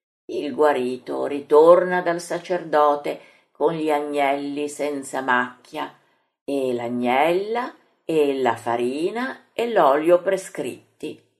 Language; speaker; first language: Italian; native; Italian